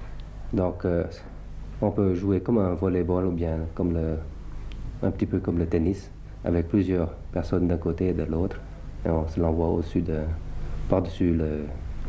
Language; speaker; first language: French; early bilingual, other home language; Thai